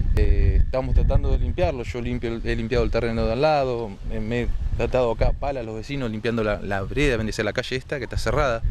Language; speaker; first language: Spanish; native; Spanish